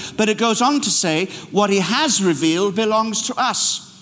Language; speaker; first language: English; native; English